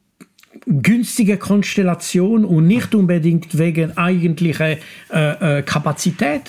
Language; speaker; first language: German; non-native, local second language; French